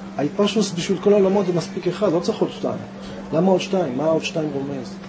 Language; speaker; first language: Hebrew; native; Hebrew